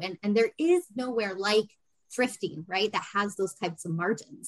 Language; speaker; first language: English; native; English